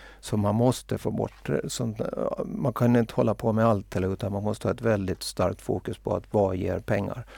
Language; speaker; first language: Swedish; native; Swedish